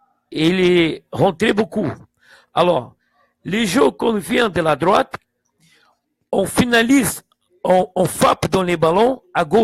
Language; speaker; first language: French; non-native, fluent; Portuguese